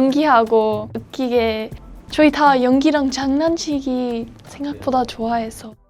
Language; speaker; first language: Korean; non-native, fluent; English